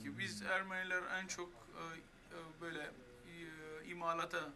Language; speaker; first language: Turkish; non-native, fluent; Armenian